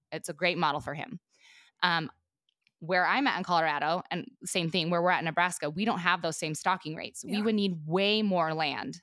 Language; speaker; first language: English; native; English